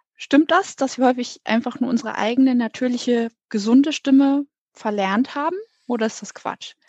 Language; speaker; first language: German; native; German